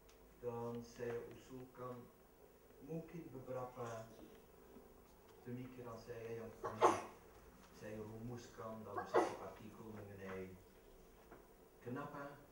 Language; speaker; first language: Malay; non-native, fluent; Dutch